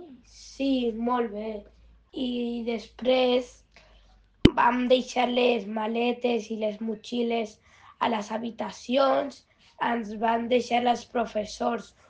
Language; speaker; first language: Catalan; non-native, local second language; Spanish